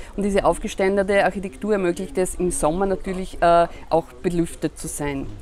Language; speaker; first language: German; native; German